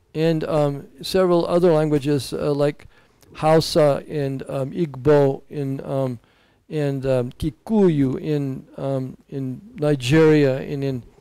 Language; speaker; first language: English; native; English